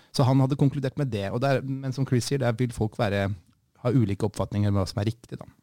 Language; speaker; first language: Norwegian; native; Norwegian